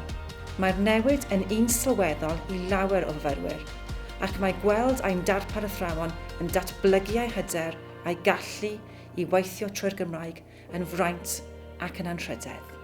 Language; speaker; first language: Welsh; non-native, local second language; English